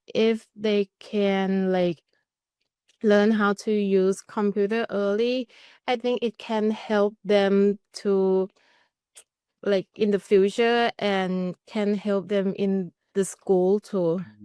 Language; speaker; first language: English; non-native, learner; Thai